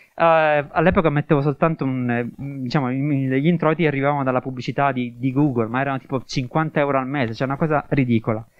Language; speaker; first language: Italian; native; Italian